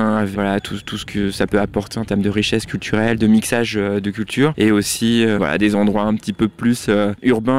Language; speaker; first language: French; native; French